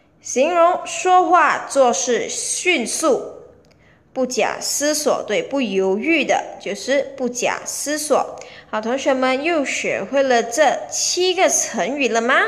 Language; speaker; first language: Chinese; native; Chinese